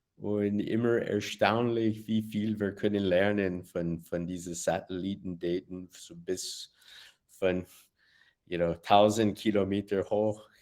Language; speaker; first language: German; non-native, learner; English